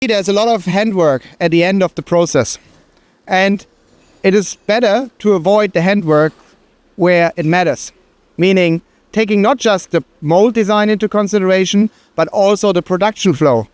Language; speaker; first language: English; non-native, fluent; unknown